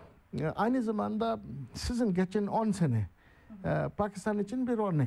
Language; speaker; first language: Turkish; non-native, learner; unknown